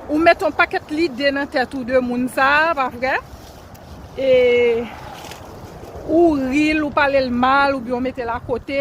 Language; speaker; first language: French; non-native, learner; Haitian Creole